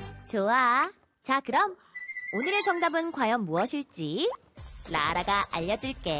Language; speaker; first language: Korean; native; Korean